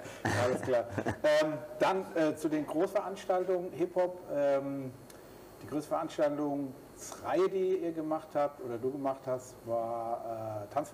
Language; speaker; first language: German; native; German